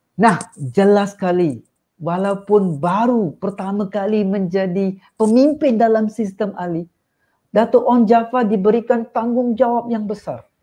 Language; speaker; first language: Malay; non-native, local second language; Tamil